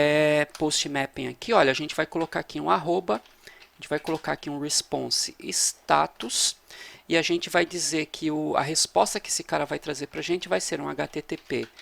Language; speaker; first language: Portuguese; native; Portuguese